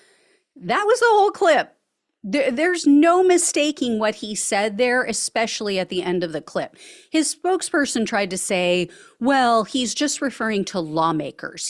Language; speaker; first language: English; native; English